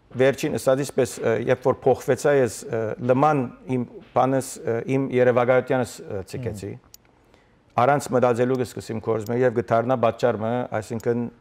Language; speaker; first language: Armenian; native; Armenian